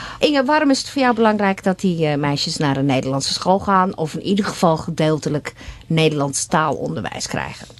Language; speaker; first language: Dutch; native; Dutch